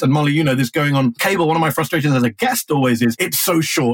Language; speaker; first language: English; native; English